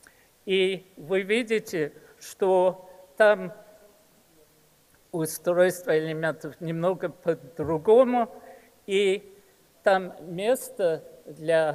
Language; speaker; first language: Russian; early bilingual, heritage; English